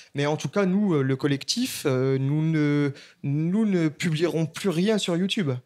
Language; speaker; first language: French; native; French